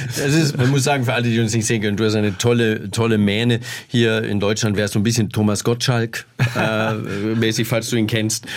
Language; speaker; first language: German; native; German